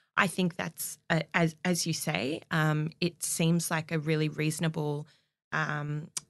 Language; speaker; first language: English; native; English